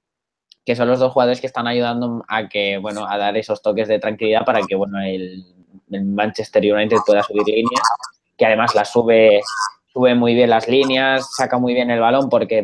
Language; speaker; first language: Spanish; native; Spanish